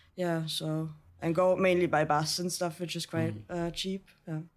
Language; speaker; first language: English; non-native, fluent; German